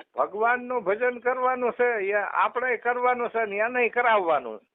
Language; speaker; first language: Gujarati; native; Gujarati